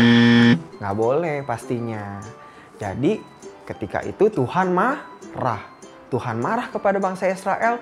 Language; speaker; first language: Indonesian; native; Indonesian